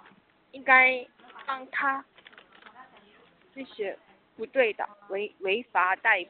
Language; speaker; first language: Chinese; non-native, learner; Korean